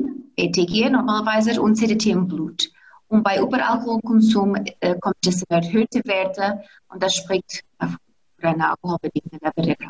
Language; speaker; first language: German; non-native, fluent; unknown